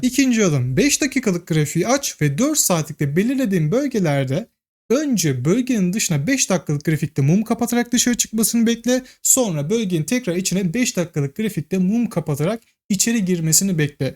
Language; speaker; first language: Turkish; native; Turkish